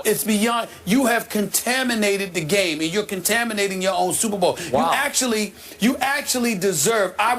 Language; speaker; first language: English; native; English